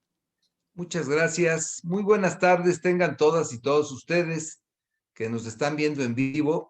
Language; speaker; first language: Spanish; native; Spanish